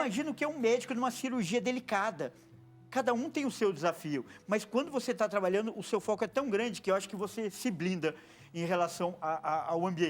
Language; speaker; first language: Portuguese; native; Portuguese